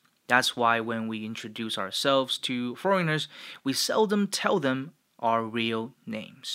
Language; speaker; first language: English; non-native, fluent; Chinese